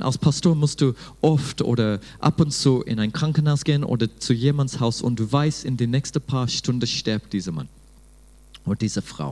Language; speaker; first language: German; non-native, fluent; English